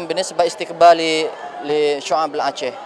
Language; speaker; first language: Arabic; non-native, fluent; Indonesian